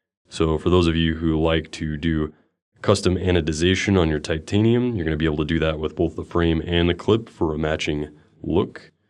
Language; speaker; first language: English; native; English